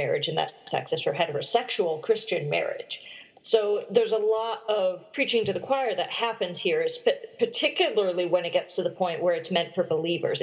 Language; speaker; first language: English; native; English